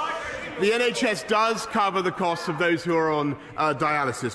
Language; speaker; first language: English; native; English